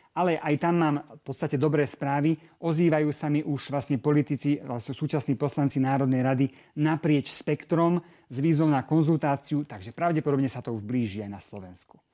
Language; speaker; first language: Slovak; native; Slovak